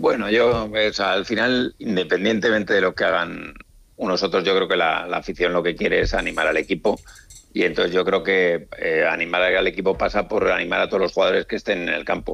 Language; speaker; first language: Spanish; native; Spanish